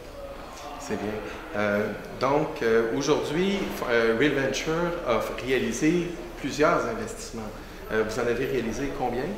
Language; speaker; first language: French; native; French